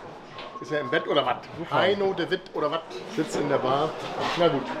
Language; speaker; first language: German; native; German